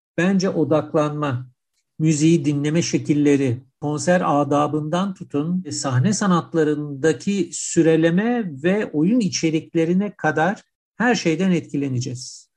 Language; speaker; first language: Turkish; native; Turkish